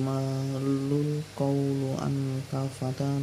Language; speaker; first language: Arabic; non-native, learner; Indonesian